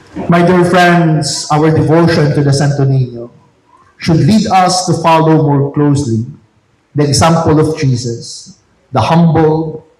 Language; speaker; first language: English; non-native, local second language; Filipino